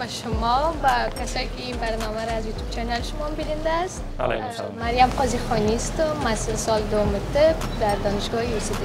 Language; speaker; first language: Persian; early bilingual, heritage; Persian